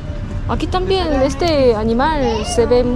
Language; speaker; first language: Spanish; non-native, learner; Korean